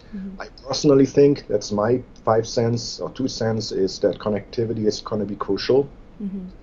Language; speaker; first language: English; non-native, fluent; German